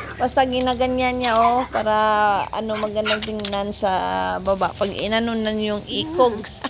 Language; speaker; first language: Filipino; non-native, local second language; Cebuano